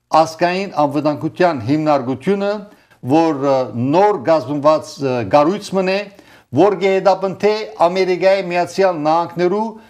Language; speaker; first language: Armenian; early bilingual, heritage; Armenian